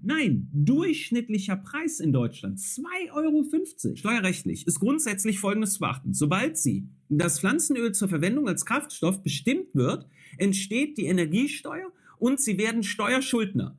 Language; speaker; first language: German; native; German